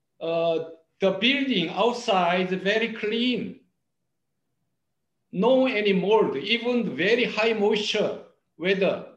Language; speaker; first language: English; non-native, learner; Korean